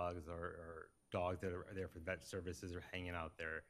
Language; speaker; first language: English; native; English